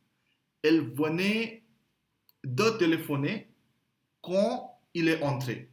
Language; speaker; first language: French; non-native, fluent; Hindi